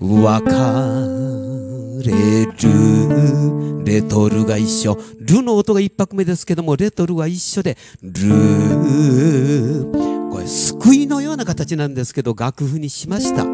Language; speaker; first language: Japanese; native; Japanese